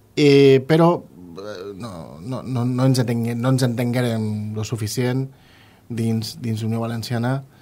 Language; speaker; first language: Catalan; native; Catalan